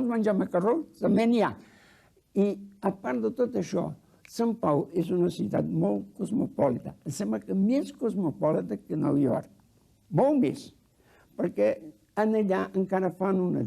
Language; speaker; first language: Catalan; early bilingual, heritage; Catalan